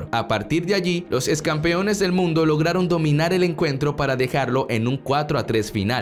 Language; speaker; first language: Spanish; native; Spanish